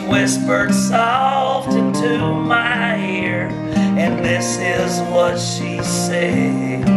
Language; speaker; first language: English; native; English